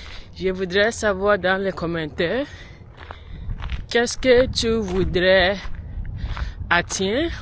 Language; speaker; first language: French; non-native, learner; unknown